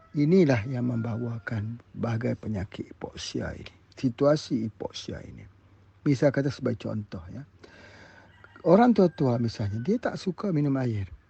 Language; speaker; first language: Malay; native; Malay